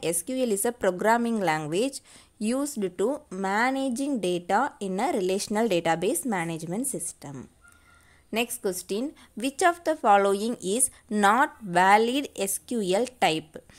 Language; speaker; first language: English; non-native, local second language; Tamil